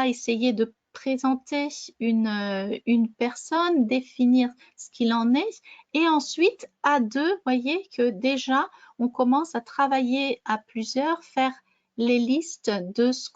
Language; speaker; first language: French; native; French